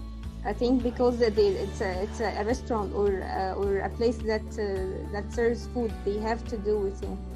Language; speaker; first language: English; non-native, fluent; Arabic